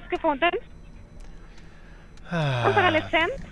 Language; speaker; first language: German; non-native, learner; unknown